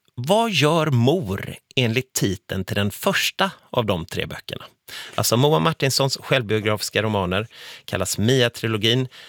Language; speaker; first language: Swedish; native; Swedish